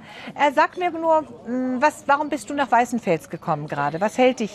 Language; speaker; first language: German; native; German